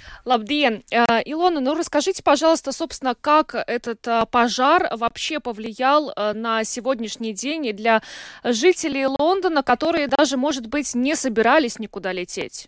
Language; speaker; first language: Russian; native; Russian